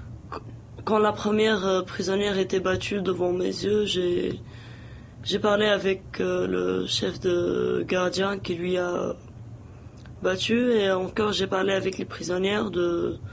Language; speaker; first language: French; non-native, local second language; Arabic